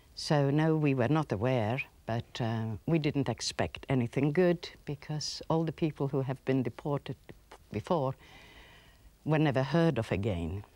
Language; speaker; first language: English; early bilingual, other home language; Polish